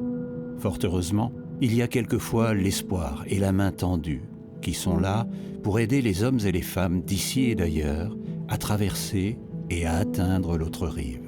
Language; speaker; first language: French; native; French